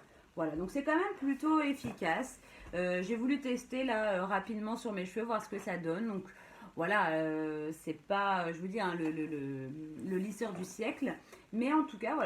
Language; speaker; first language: French; native; French